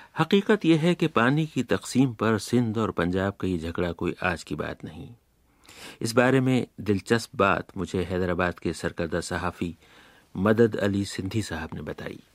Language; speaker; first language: Urdu; native; Urdu